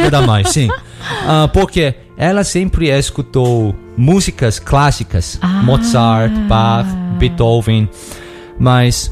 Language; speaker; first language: Portuguese; non-native, learner; Korean